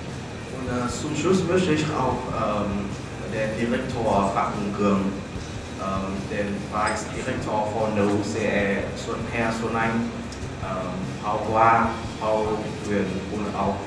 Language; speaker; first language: German; non-native, learner; Vietnamese